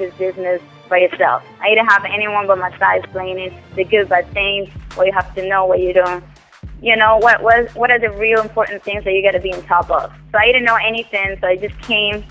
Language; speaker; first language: English; non-native, fluent; Spanish